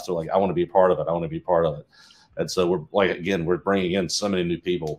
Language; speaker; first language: English; native; English